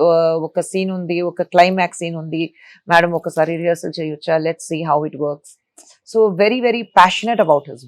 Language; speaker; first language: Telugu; non-native, local second language; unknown